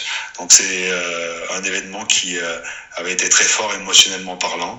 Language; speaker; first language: French; native; French